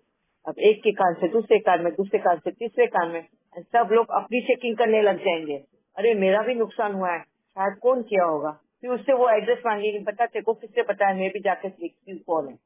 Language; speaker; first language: Hindi; native; Hindi